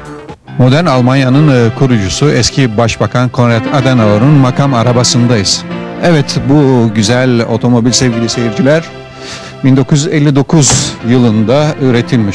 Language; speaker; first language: Turkish; native; Turkish